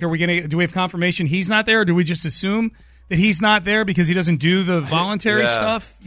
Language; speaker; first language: English; native; English